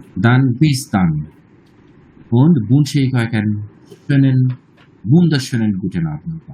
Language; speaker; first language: German; non-native, fluent; Bangla